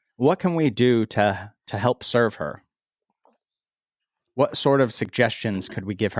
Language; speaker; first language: English; native; English